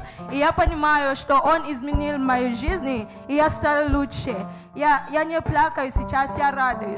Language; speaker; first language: Russian; non-native, fluent; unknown